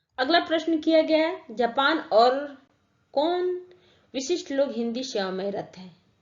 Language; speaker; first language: Hindi; native; Hindi